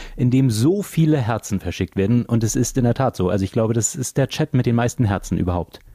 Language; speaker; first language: German; native; German